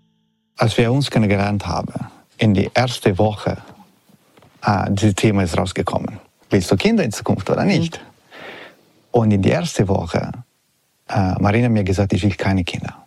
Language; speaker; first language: German; non-native, fluent; Italian